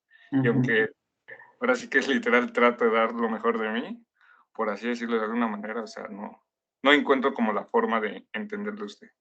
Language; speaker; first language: Spanish; native; Spanish